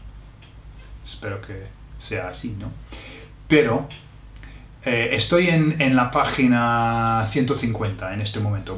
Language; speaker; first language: Spanish; non-native, fluent; English